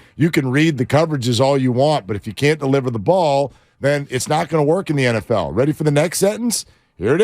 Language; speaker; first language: English; native; English